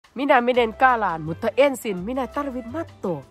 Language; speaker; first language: Finnish; non-native, learner; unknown